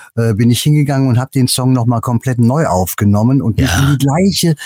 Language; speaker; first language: German; native; German